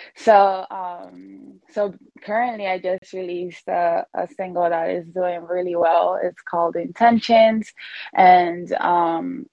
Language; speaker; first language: English; early bilingual, other home language; Spanish